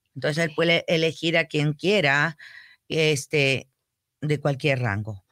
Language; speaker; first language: Spanish; early bilingual, heritage; Spanish